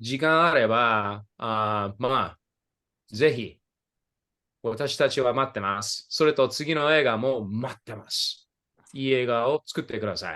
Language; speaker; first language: Japanese; non-native, fluent; English